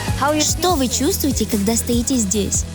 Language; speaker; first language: Russian; native; Russian